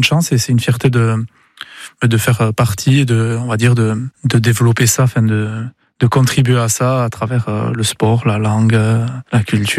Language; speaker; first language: French; native; French